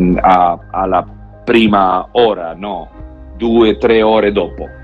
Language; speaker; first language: Italian; non-native, learner; Spanish